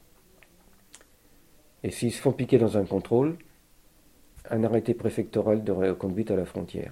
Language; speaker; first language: French; native; French